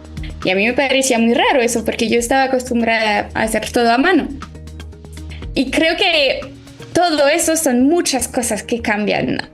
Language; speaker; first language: Spanish; non-native, fluent; French